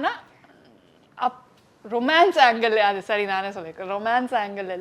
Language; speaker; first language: Tamil; non-native, learner; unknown